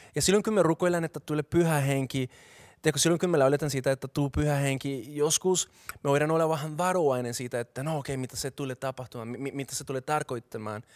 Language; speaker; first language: Finnish; non-native, fluent; Spanish